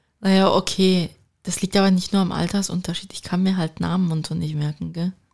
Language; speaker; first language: German; early bilingual, other home language; Turkish